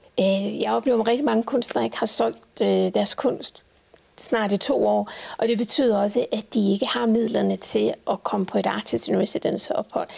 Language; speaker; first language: Danish; native; Danish